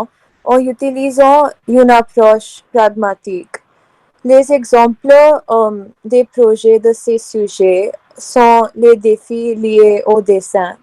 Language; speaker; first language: French; non-native, learner; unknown